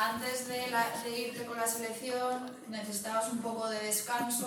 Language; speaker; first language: Spanish; native; Spanish